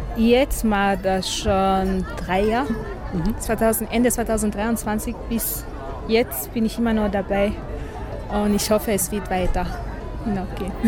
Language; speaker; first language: German; non-native, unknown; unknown